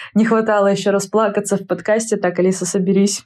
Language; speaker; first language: Russian; native; Russian